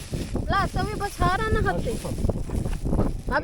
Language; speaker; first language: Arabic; non-native, learner; Hindi